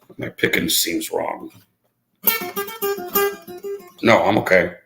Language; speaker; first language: English; native; English